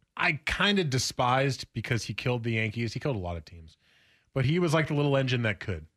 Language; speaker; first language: English; native; English